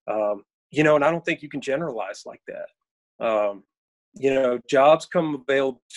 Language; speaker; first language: English; native; English